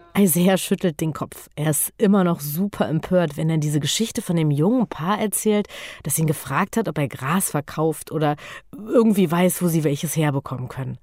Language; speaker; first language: German; native; German